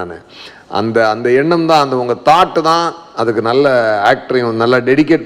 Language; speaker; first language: Tamil; native; Tamil